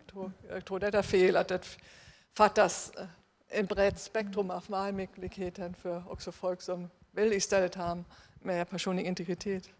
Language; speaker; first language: Swedish; non-native, fluent; German